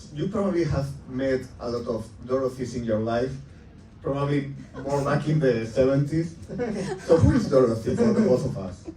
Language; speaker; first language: English; non-native, fluent; Spanish